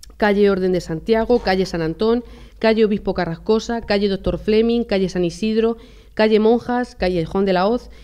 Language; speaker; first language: Spanish; native; Spanish